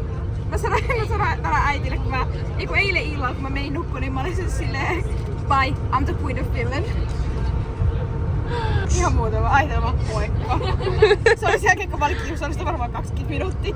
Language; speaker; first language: Finnish; native; Finnish